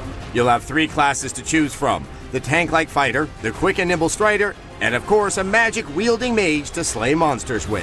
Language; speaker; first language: English; native; English